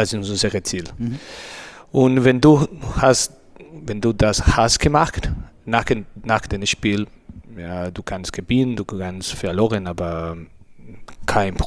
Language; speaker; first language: German; non-native, learner; Spanish